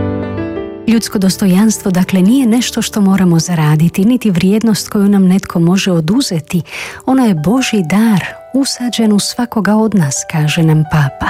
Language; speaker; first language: Croatian; native; Croatian